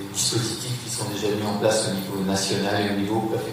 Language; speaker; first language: French; native; French